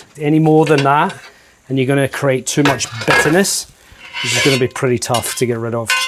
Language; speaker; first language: English; native; English